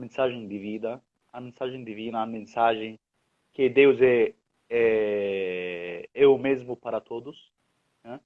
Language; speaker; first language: Portuguese; non-native, fluent; Arabic